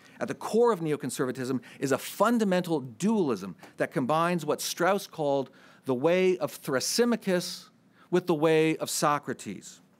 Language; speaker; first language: English; native; English